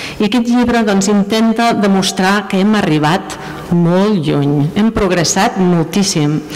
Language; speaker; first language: Catalan; non-native, fluent; English